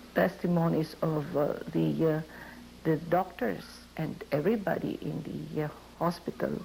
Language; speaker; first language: English; non-native, local second language; Filipino